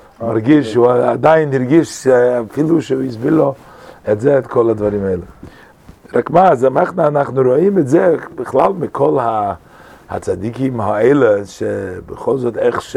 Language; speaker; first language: Hebrew; non-native, fluent; English